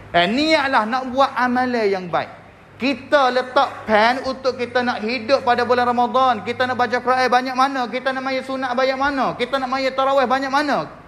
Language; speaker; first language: Malay; native; Malay